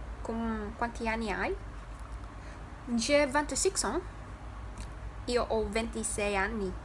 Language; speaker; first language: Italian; non-native, learner; Vietnamese